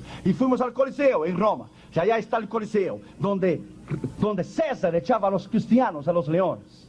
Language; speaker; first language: Spanish; non-native, fluent; Portuguese